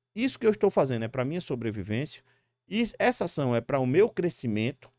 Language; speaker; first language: Portuguese; native; Portuguese